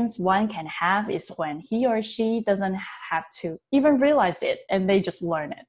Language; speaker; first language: English; non-native, fluent; Chinese